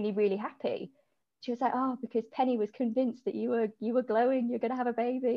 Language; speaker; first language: English; native; English